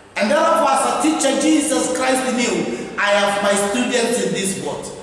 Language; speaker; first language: English; non-native, local second language; Swahili